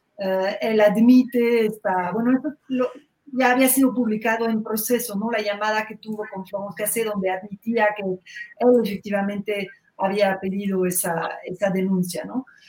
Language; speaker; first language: Spanish; non-native, fluent; French